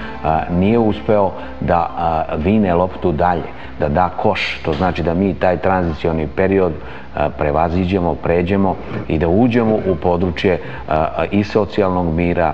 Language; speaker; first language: Serbian; native; Serbian